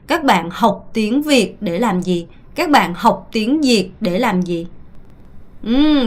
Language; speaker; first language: Vietnamese; non-native, fluent; Korean